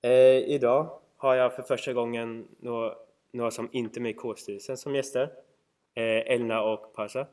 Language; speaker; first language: Swedish; native; Swedish